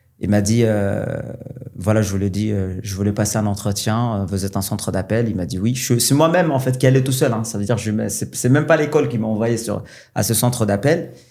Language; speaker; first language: French; non-native, local second language; Arabic